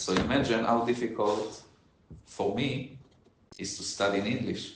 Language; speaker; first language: English; non-native, learner; Hebrew